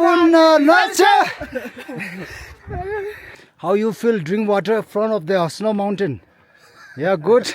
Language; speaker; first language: English; non-native, learner; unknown